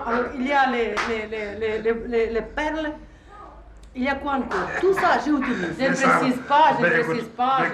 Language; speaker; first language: French; non-native, fluent; Russian